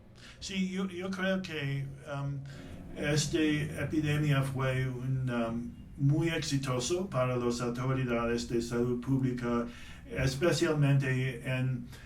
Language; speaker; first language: Spanish; non-native, fluent; English